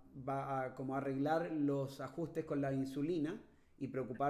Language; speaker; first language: Spanish; native; Spanish